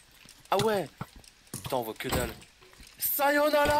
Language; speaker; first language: French; native; French